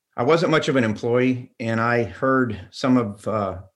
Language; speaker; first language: English; native; English